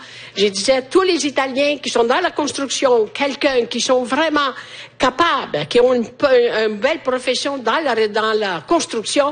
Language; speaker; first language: French; native; French